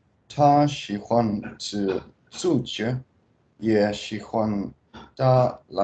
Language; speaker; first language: Chinese; non-native, learner; English